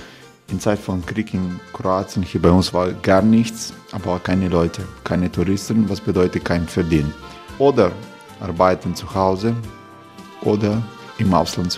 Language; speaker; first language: German; non-native, fluent; Croatian